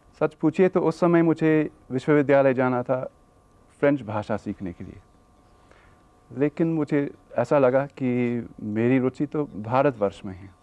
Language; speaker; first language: Hindi; non-native, fluent; English